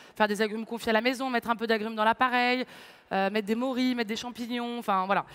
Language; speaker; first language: French; native; French